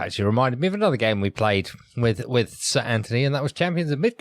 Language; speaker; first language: English; native; English